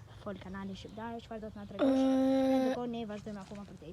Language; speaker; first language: Albanian; early bilingual, heritage; Albanian